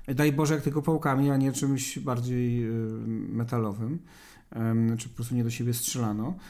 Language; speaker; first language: Polish; native; Polish